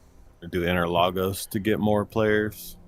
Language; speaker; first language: English; native; English